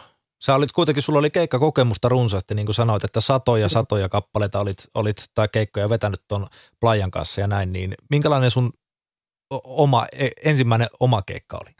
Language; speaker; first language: Finnish; native; Finnish